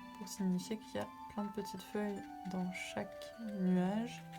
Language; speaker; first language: French; native; French